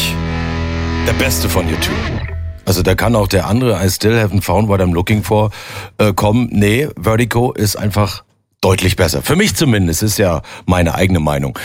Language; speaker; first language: German; native; German